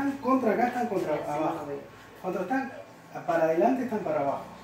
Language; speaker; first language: Spanish; native; Spanish